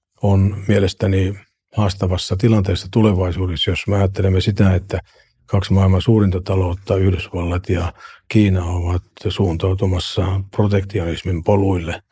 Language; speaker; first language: Finnish; native; Finnish